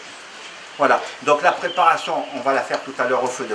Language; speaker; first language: French; native; French